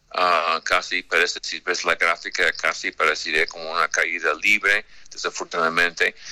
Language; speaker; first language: Spanish; non-native, fluent; English